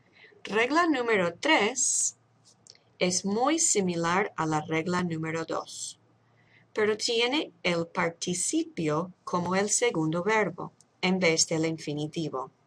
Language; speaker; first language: Spanish; non-native, fluent; English